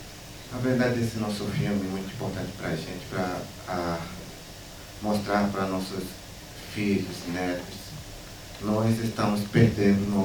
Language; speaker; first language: Portuguese; non-native, local second language; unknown